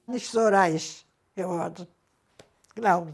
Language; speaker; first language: German; non-native, learner; Turkish